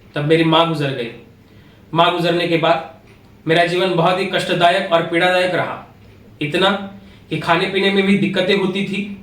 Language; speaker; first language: Hindi; non-native, local second language; Marathi